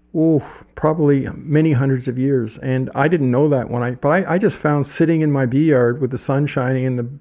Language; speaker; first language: English; native; English